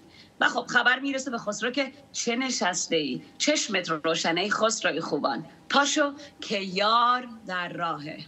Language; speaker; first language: Persian; native; Persian